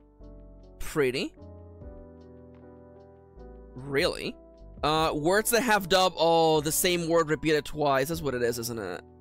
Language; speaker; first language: English; native; English